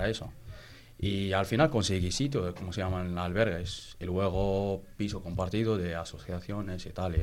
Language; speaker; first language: Spanish; non-native, learner; Arabic